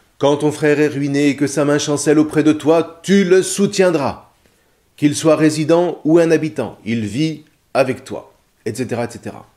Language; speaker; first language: French; native; French